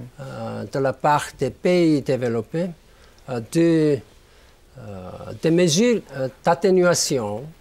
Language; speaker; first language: French; non-native, learner; Korean